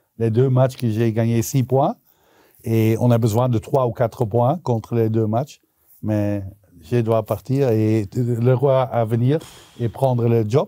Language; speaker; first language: French; non-native, local second language; Dutch